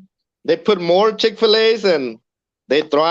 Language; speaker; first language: English; early bilingual, other home language; Spanish